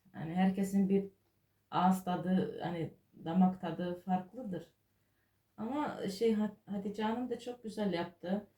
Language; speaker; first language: Turkish; non-native, fluent; Georgian